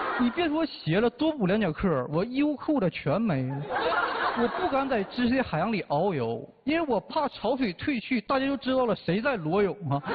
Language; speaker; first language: Chinese; native; Chinese